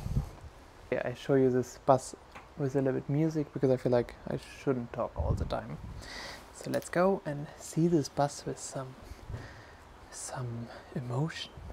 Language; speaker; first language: English; non-native, fluent; German